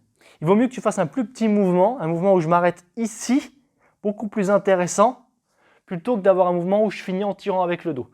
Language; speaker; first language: French; native; French